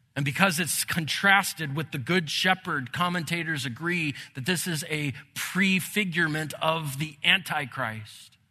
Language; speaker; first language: English; native; English